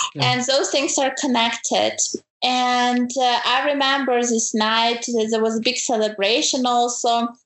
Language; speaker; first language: English; non-native, fluent; Ukrainian